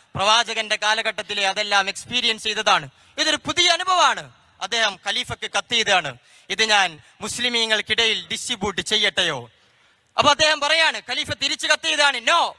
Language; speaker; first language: Malayalam; native; Malayalam